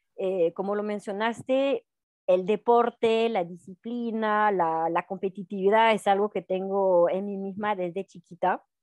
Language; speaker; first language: Spanish; non-native, fluent; French